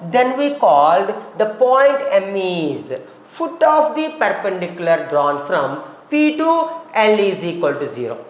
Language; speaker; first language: English; non-native, local second language; Telugu